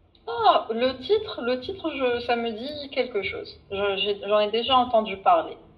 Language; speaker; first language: French; non-native, fluent; Arabic